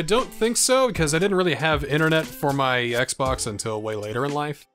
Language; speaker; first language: English; native; English